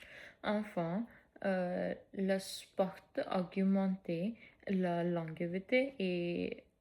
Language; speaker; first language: French; non-native, fluent; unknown